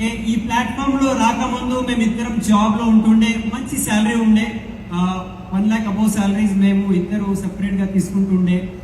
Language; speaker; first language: Telugu; non-native, local second language; Hindi